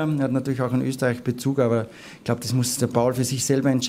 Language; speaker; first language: German; native; German